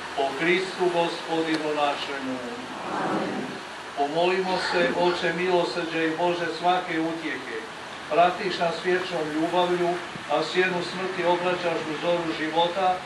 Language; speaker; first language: Croatian; native; Croatian